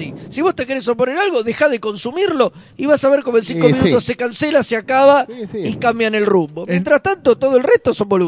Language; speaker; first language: Spanish; native; Spanish